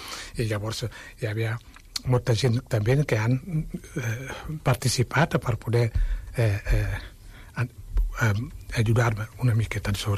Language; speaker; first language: Catalan; non-native, fluent; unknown